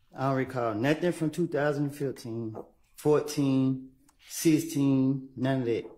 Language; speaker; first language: English; native; English